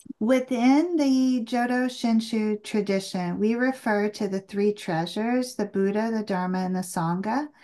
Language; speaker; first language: English; native; English